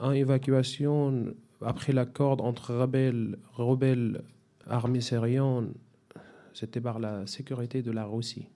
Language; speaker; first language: French; non-native, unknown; Arabic